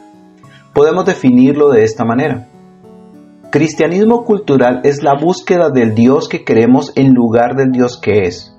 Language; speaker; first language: Spanish; native; Spanish